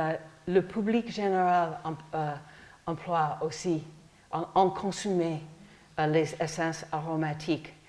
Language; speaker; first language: French; non-native, fluent; English